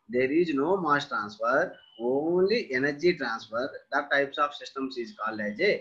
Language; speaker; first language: English; non-native, local second language; Telugu